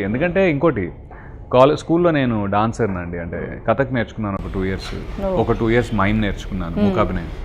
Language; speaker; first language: Telugu; native; Telugu